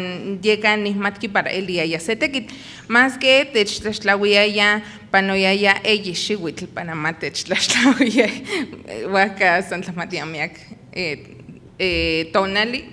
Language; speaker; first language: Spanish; non-native, local second language; Nahuatl languages